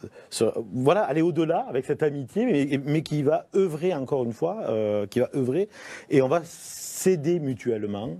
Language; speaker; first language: French; native; French